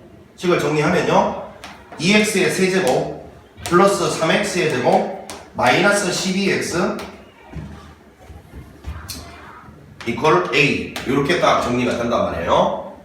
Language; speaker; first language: Korean; native; Korean